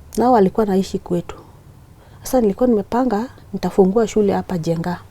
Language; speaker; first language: Swahili; non-native, local second language; Luo (Kenya and Tanzania)